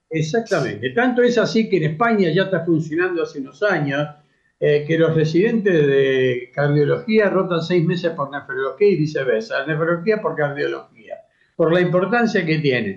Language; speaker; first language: Spanish; native; Spanish